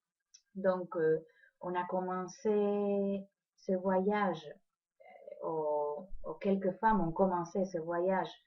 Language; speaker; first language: French; non-native, fluent; Spanish